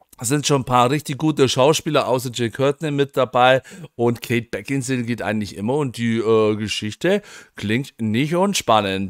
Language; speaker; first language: German; native; German